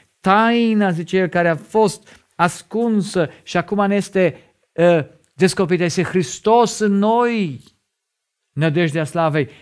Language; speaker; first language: Romanian; non-native, fluent; German